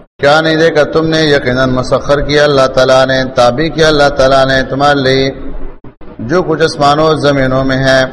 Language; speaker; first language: Urdu; non-native, local second language; Pashto